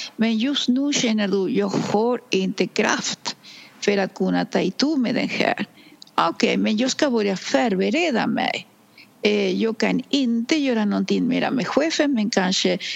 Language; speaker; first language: Swedish; non-native, fluent; Spanish